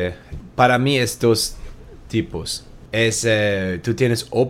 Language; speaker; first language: Spanish; non-native, learner; German